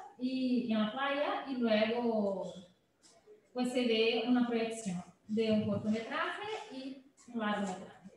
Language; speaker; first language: Spanish; non-native, fluent; Portuguese